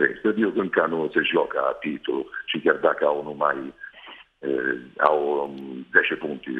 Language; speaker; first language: Romanian; non-native, fluent; Italian